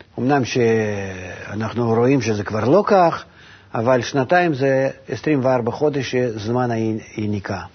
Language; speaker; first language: Hebrew; non-native, fluent; Russian